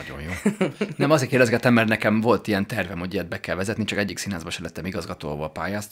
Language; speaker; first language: Hungarian; native; Hungarian